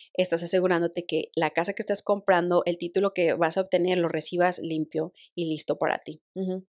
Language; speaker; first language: Spanish; native; Spanish